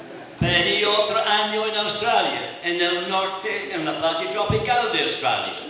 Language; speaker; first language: Spanish; non-native, fluent; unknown